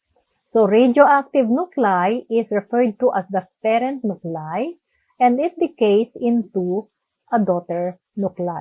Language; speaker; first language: English; non-native, local second language; Filipino